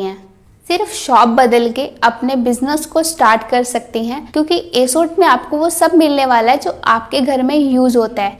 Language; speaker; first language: Hindi; native; Hindi